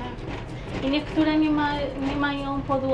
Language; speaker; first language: Polish; non-native, learner; Spanish